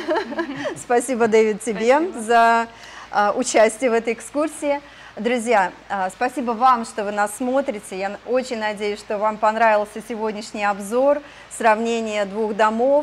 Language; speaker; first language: Russian; native; Russian